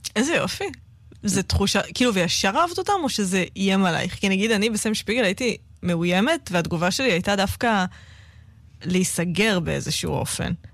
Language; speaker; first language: Hebrew; native; Hebrew